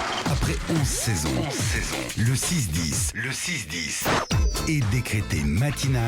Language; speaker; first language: French; native; French